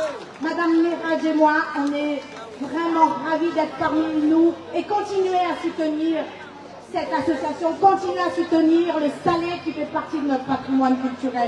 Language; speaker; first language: French; non-native, local second language; Malagasy